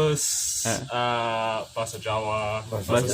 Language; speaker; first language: Indonesian; non-native, fluent; English